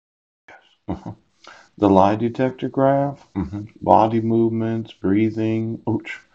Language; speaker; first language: English; native; English